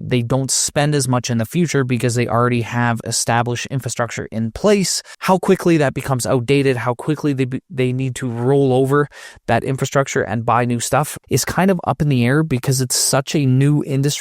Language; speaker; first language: English; native; English